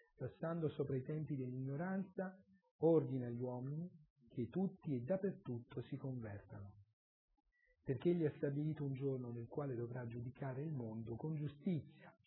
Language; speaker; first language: Italian; native; Italian